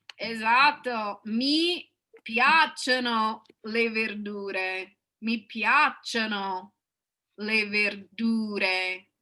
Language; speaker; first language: Italian; non-native, fluent; English